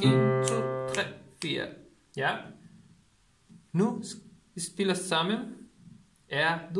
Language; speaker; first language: Danish; non-native, learner; Spanish